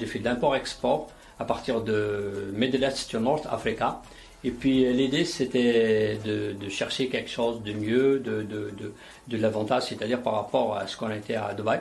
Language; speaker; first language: French; non-native, local second language; Arabic